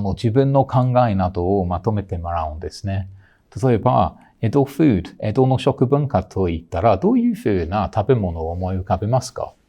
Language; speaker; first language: Japanese; non-native, fluent; English